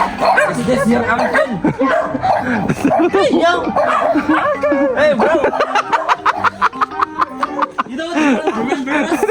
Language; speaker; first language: English; non-native, local second language; Filipino